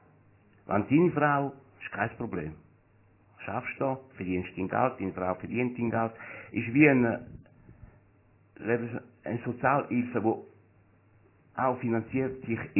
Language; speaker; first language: German; non-native, learner; Italian